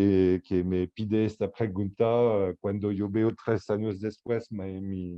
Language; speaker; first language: Spanish; non-native, fluent; French